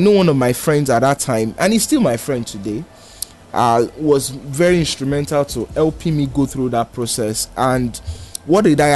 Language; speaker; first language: English; non-native, local second language; Yoruba